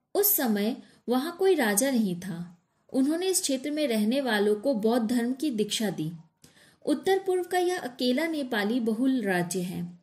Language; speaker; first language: Hindi; native; Hindi